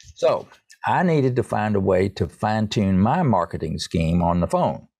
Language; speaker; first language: English; native; English